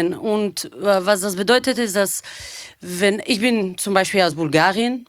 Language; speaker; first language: German; non-native, fluent; Bulgarian